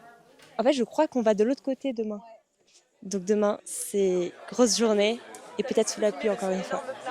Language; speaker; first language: French; native; French